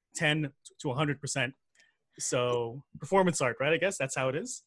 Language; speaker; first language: English; native; English